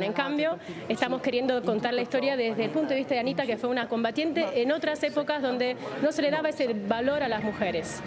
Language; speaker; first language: Spanish; native; Spanish